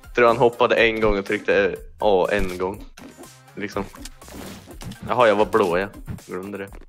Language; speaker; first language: Swedish; native; Swedish